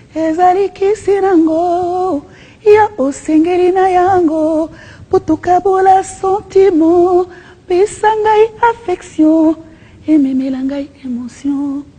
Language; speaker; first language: Lingala; native; Lingala